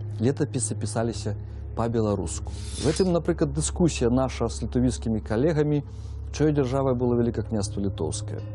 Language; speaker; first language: Belarusian; non-native, local second language; Russian